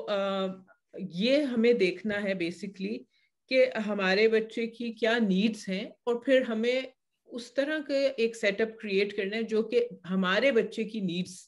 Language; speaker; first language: Urdu; native; Urdu